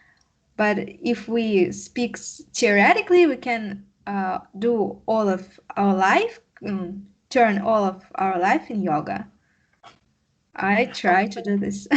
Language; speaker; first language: English; non-native, learner; Russian